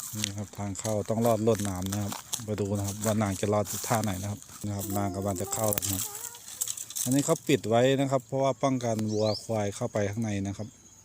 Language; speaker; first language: Thai; native; Thai